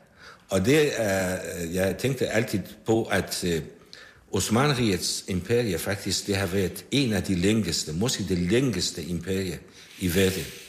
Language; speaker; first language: Danish; non-native, fluent; Persian